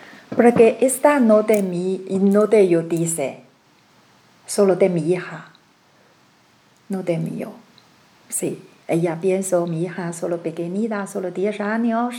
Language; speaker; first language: Spanish; non-native, learner; Chinese